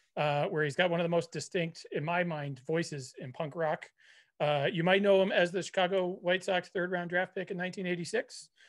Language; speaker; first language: English; native; English